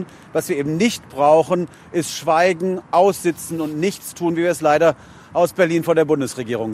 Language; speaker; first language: German; native; German